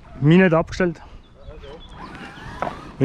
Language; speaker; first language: German; non-native, fluent; French